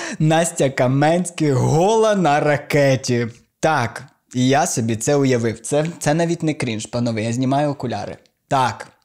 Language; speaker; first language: Ukrainian; native; Ukrainian